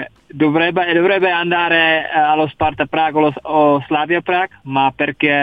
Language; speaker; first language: Italian; non-native, learner; Czech